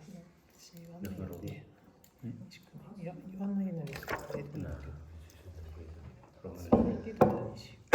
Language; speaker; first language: Japanese; native; Japanese